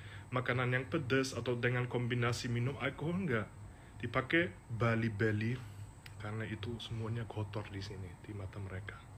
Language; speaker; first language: Indonesian; non-native, fluent; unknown